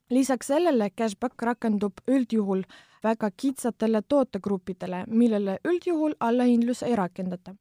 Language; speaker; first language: Estonian; non-native, local second language; Russian